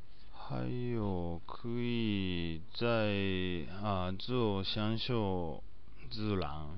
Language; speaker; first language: Chinese; non-native, learner; Japanese